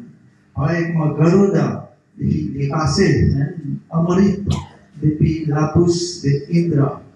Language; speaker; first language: French; non-native, local second language; Morisyen